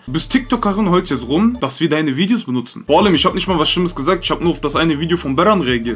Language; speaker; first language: German; early bilingual, other home language; Turkish